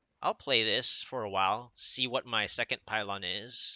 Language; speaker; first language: English; native; English